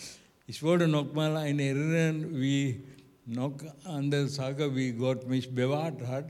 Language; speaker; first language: German; non-native, learner; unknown